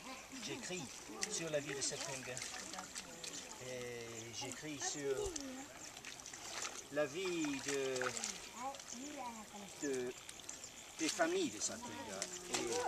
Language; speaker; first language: French; non-native, learner; English